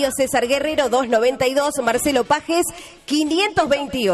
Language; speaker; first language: Spanish; native; Spanish